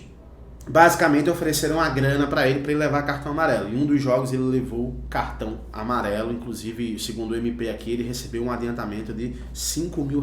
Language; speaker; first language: Portuguese; native; Portuguese